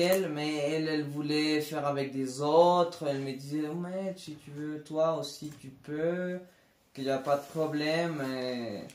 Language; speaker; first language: French; non-native, learner; Spanish